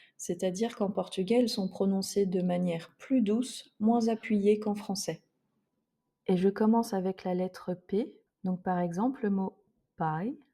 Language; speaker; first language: French; native; French